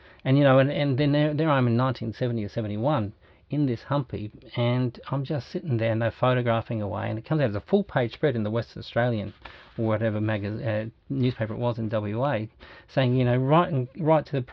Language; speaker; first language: English; native; English